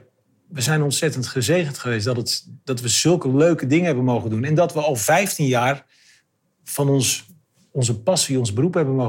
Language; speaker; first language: Dutch; native; Dutch